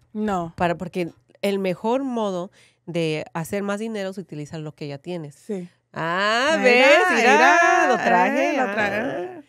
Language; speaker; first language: Spanish; early bilingual, heritage; Spanish